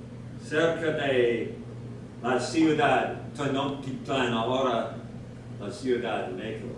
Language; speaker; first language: Spanish; non-native, learner; English